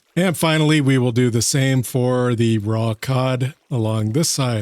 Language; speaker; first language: English; native; English